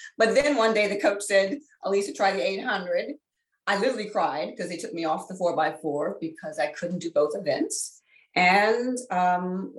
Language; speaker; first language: English; native; English